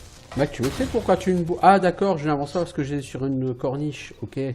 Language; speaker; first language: French; native; French